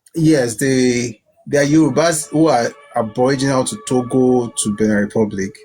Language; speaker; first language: English; non-native, local second language; Yoruba